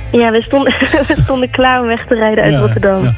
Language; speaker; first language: Dutch; native; Dutch